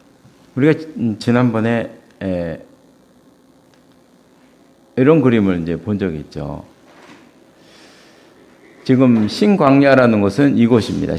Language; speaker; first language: Korean; native; Korean